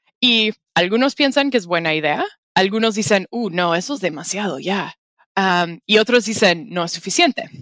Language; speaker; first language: Spanish; non-native, fluent; English